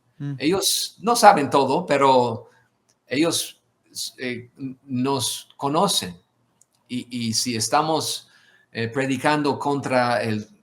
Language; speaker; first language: Spanish; non-native, fluent; English